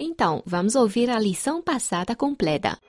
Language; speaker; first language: Portuguese; non-native, fluent; Chinese